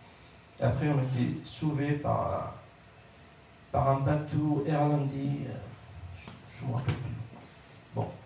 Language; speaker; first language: French; non-native, learner; Arabic